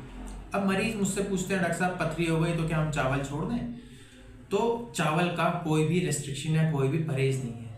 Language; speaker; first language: Hindi; native; Hindi